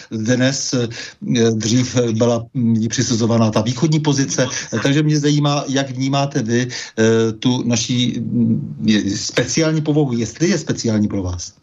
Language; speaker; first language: Czech; native; Czech